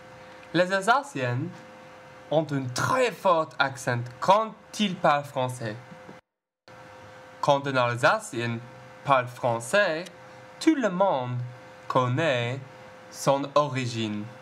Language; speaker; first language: French; non-native, learner; English